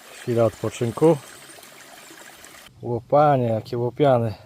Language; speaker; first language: Polish; native; Polish